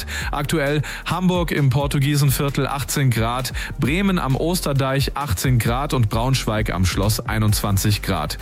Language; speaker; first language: German; native; German